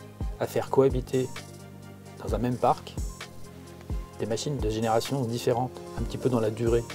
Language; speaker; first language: French; native; French